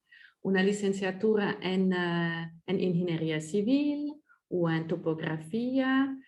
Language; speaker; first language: Spanish; non-native, fluent; French